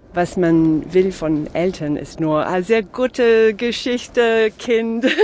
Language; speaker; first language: German; non-native, fluent; English